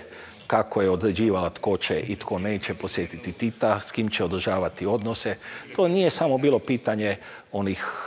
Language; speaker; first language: Croatian; native; Croatian